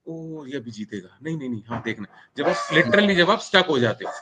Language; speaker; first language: Hindi; native; Hindi